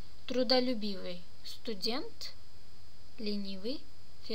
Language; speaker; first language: Russian; non-native, fluent; Turkish